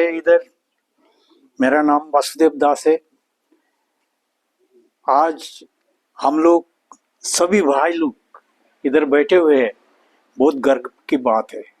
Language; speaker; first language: Hindi; non-native, local second language; Bangla